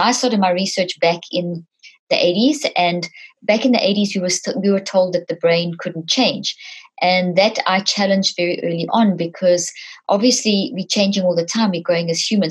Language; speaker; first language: English; native; English